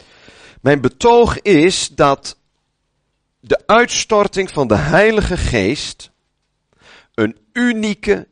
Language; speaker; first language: Dutch; native; Dutch